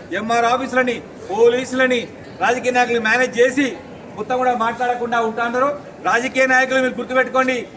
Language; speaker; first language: Telugu; native; Telugu